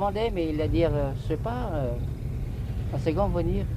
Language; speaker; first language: French; non-native, learner; Vietnamese